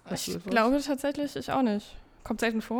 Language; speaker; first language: German; native; German